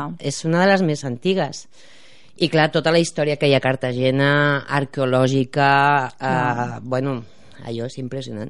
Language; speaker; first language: Catalan; non-native, local second language; Spanish